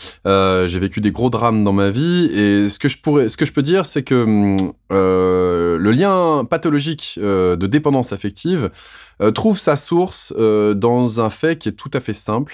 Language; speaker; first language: French; native; French